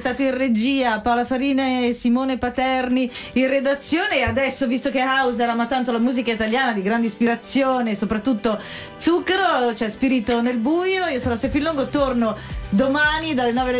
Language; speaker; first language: Italian; native; Italian